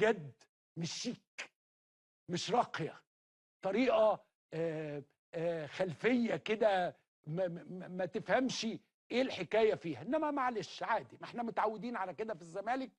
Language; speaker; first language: Arabic; native; Arabic